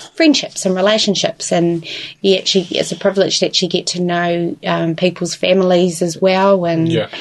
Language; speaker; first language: English; native; English